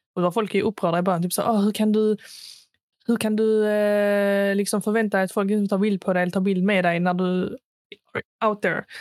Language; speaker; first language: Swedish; early bilingual, other home language; Arabic